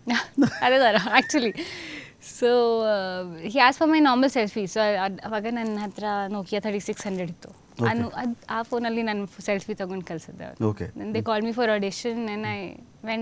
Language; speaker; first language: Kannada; non-native, fluent; Hindi